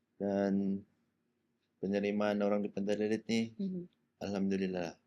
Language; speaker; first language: Malay; native; Malay